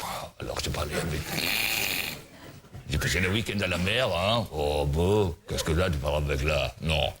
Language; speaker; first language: French; non-native, learner; German